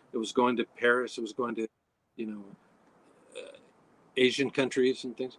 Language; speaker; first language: English; native; English